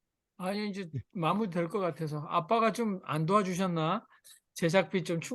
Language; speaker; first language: Korean; native; Korean